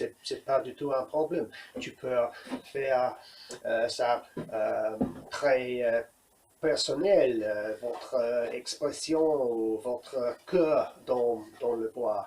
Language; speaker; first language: French; non-native, learner; English